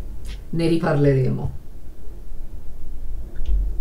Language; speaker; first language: Italian; native; Italian